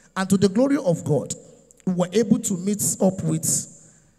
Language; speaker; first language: English; non-native, local second language; Yoruba